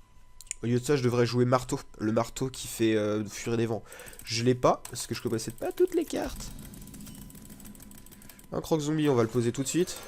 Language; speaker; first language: French; native; French